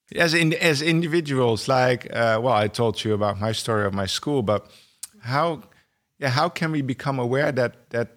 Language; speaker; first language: English; non-native, fluent; Dutch